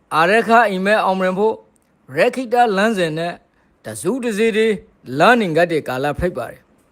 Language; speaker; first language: Burmese; native; Burmese